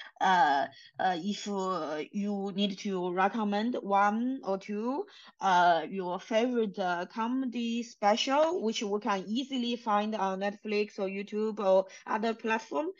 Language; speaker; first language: English; non-native, fluent; Chinese